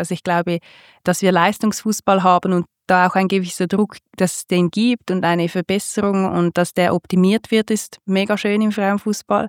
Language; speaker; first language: German; native; German